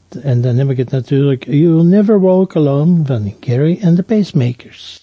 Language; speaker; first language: Dutch; native; Dutch